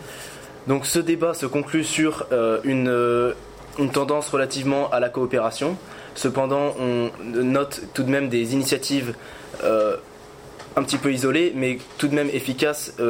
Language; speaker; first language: French; native; French